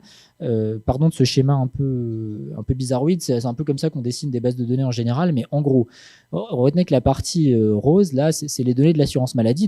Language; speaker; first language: French; native; French